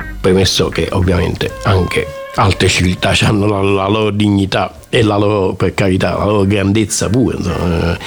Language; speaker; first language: Italian; native; Italian